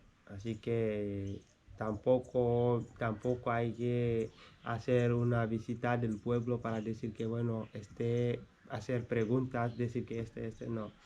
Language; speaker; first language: Spanish; non-native, fluent; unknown